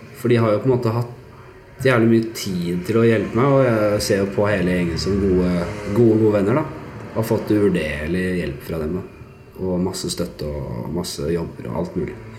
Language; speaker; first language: Norwegian; native; Norwegian